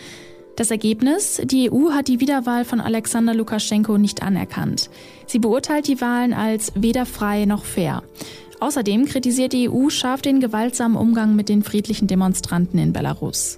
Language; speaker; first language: German; native; German